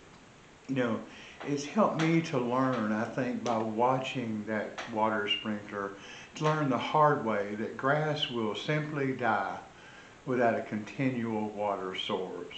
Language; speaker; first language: English; native; English